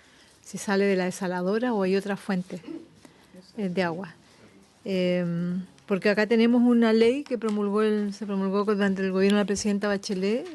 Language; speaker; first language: Spanish; native; Spanish